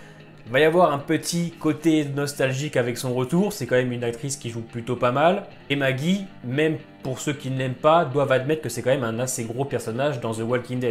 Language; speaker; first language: French; native; French